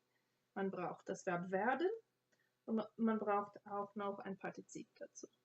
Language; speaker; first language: German; non-native, fluent; English